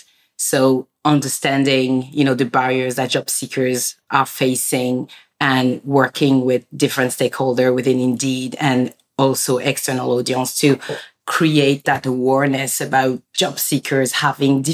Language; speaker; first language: English; non-native, fluent; French